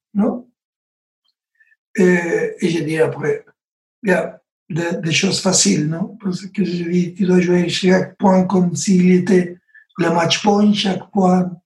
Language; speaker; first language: French; non-native, learner; Spanish